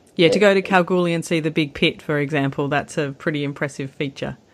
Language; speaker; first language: English; native; English